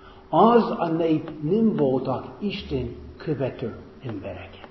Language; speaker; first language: Hungarian; non-native, fluent; English